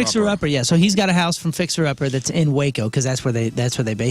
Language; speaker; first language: English; native; English